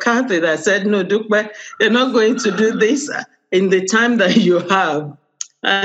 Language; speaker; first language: English; non-native, local second language; Yoruba